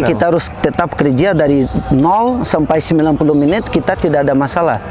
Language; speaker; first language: Indonesian; non-native, fluent; Portuguese